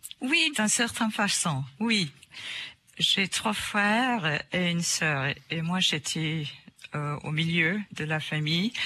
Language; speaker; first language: French; non-native, fluent; English